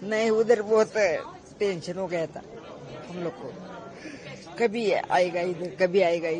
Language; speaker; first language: Hindi; non-native, local second language; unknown